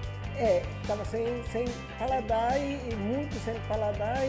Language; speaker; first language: Portuguese; non-native, fluent; Japanese